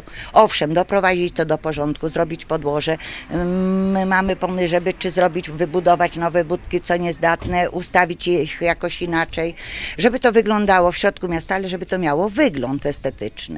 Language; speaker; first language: Polish; native; Polish